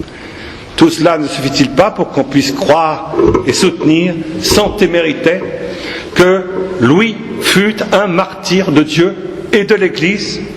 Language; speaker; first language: French; native; French